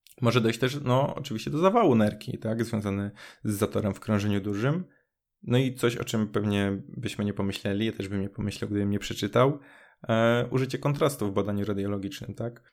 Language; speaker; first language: Polish; native; Polish